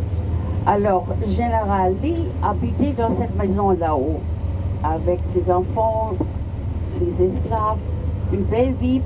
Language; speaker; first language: French; non-native, fluent; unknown